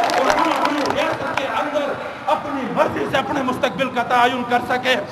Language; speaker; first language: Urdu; non-native, local second language; Shina